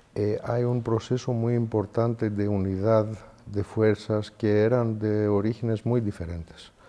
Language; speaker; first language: Spanish; non-native, fluent; Greek